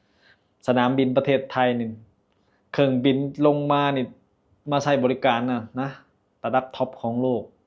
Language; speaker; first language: Thai; non-native, local second language; Lao